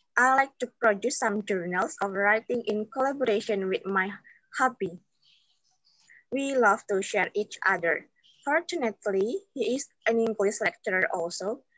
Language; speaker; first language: English; non-native, fluent; Indonesian